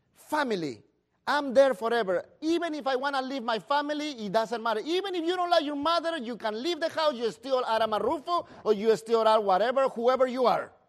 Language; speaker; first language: English; non-native, fluent; Spanish